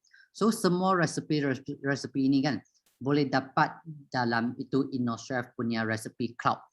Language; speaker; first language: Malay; non-native, local second language; Chinese